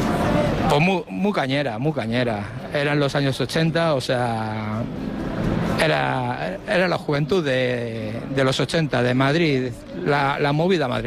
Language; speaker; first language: Spanish; native; Spanish